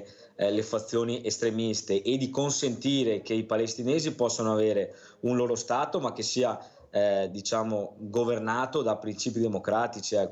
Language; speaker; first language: Italian; native; Italian